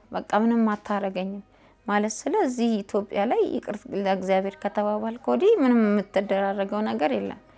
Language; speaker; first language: Amharic; native; Amharic